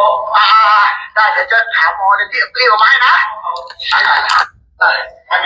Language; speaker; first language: Thai; native; Thai